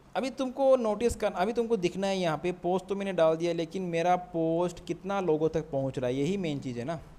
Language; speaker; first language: Hindi; non-native, local second language; Assamese